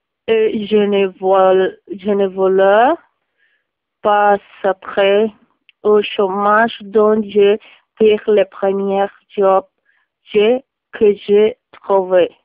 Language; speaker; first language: French; non-native, learner; Spanish